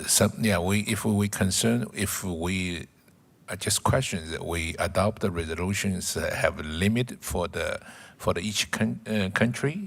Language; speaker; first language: English; non-native, learner; Chinese